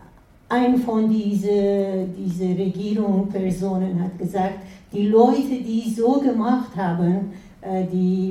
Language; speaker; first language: German; non-native, fluent; Persian